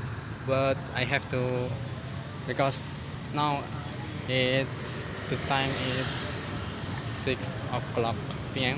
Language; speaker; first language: English; non-native, learner; Indonesian